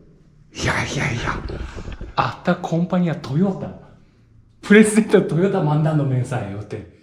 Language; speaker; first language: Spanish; non-native, learner; Japanese